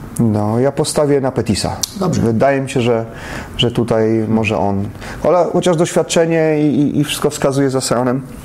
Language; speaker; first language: Polish; native; Polish